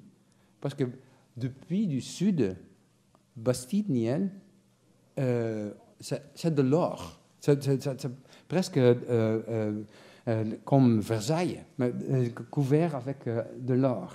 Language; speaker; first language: French; non-native, fluent; Dutch